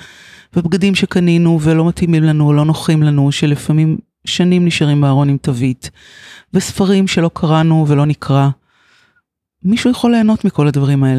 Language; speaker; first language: Hebrew; native; Hebrew